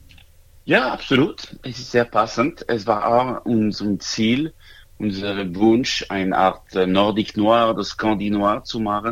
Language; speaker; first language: German; non-native, local second language; French